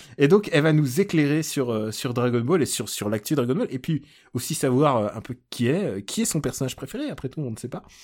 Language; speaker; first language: French; early bilingual, other home language; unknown